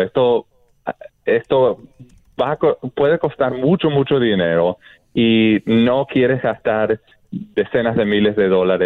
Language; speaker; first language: Spanish; non-native, fluent; English